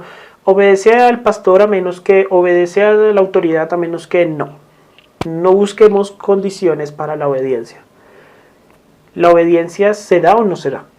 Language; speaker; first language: Spanish; native; Spanish